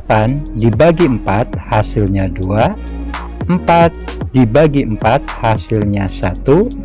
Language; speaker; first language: Indonesian; native; Indonesian